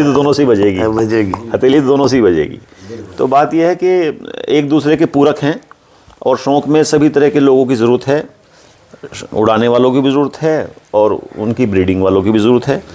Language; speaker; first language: Hindi; native; Hindi